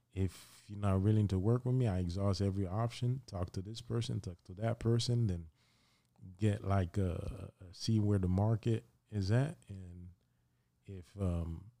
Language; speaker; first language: English; early bilingual, other home language; Haitian Creole